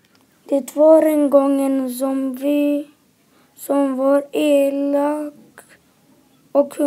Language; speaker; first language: Swedish; non-native, local second language; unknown